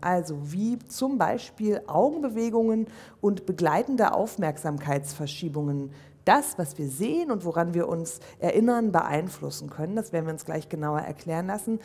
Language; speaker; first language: German; native; German